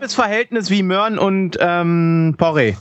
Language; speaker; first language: German; native; German